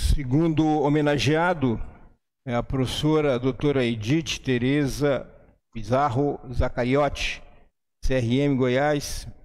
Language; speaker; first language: Portuguese; native; Portuguese